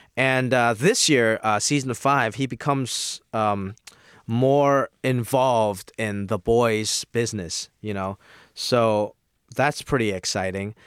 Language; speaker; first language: English; non-native, local second language; Cantonese